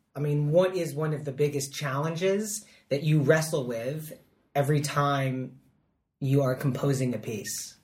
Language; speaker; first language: English; native; English